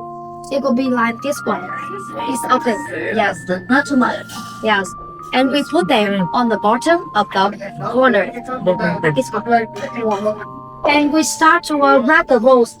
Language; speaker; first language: English; non-native, fluent; Vietnamese